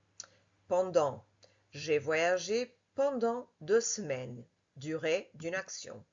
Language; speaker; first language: French; non-native, fluent; Portuguese